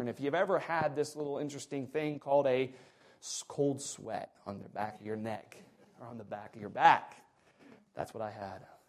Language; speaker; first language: English; native; English